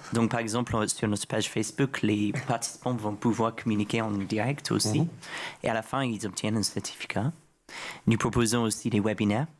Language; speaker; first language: French; non-native, fluent; English